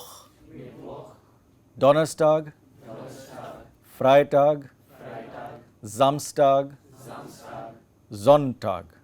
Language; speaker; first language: German; non-native, fluent; English